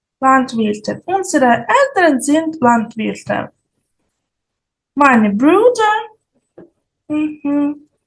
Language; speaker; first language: German; non-native, fluent; Ukrainian